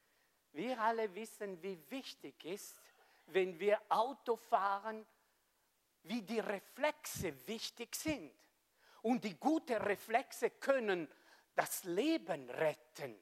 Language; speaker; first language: German; non-native, fluent; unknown